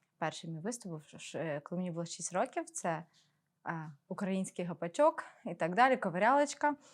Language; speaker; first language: Ukrainian; non-native, local second language; Russian